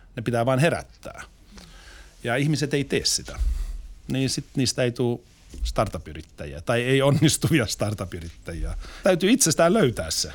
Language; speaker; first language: Finnish; non-native, local second language; Swedish